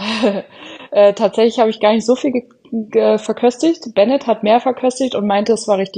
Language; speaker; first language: German; native; German